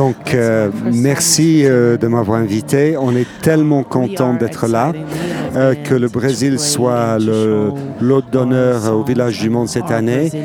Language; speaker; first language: French; non-native, fluent; Portuguese